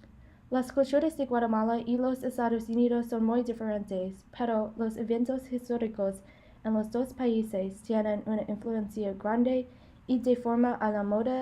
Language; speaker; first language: Spanish; non-native, learner; English